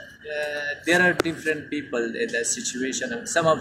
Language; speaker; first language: English; non-native, fluent; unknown